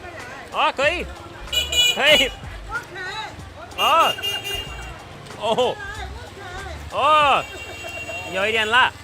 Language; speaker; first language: Chinese; non-native, learner; English